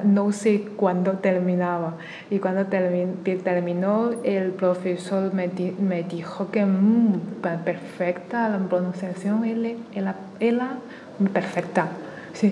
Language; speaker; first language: Spanish; non-native, learner; Chinese